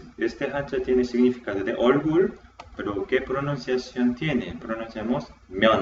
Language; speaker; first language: Spanish; non-native, fluent; Korean